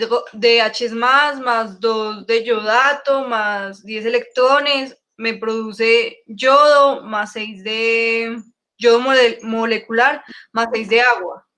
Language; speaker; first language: Spanish; native; Spanish